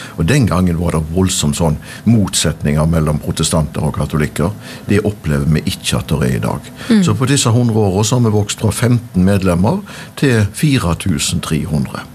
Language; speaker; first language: Norwegian; native; Norwegian